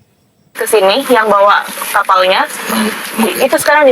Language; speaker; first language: Indonesian; native; Indonesian